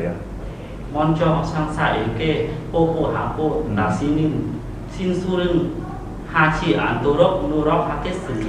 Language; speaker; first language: Korean; non-native, learner; Vietnamese